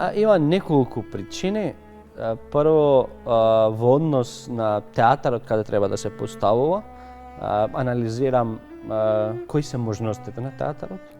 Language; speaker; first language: Macedonian; non-native, local second language; Albanian